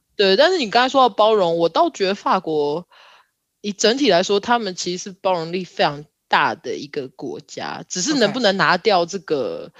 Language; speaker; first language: Chinese; native; Chinese